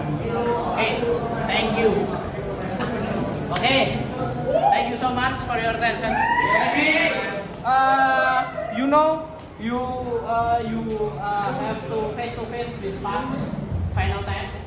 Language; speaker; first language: English; non-native, learner; Indonesian